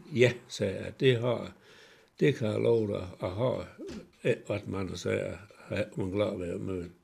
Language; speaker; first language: Danish; native; Danish